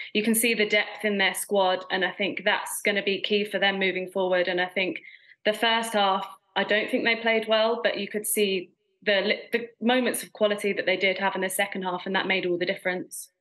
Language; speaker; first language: English; native; English